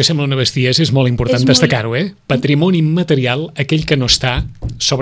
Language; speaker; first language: Catalan; native; Catalan